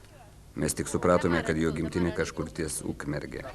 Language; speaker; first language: Lithuanian; native; Lithuanian